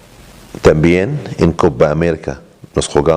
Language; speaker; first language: Spanish; non-native, learner; Arabic